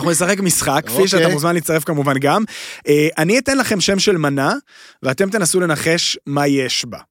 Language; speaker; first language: Hebrew; native; Hebrew